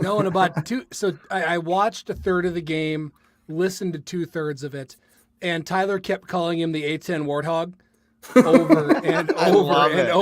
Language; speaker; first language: English; native; English